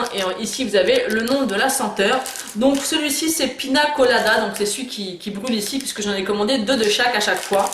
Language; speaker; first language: French; native; French